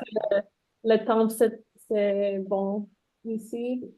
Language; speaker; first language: French; non-native, learner; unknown